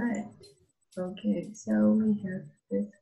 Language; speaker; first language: English; non-native, learner; Vietnamese